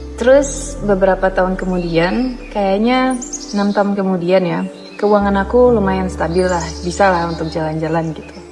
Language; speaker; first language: Indonesian; non-native, fluent; Dutch